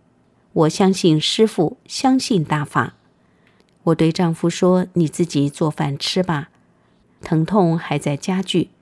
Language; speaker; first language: Chinese; native; Chinese